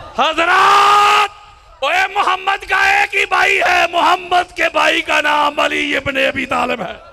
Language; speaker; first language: Urdu; non-native, local second language; Punjabi